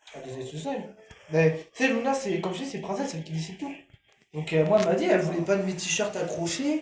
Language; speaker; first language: French; native; French